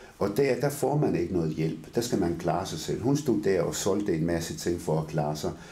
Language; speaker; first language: Danish; early bilingual, other home language; Arabic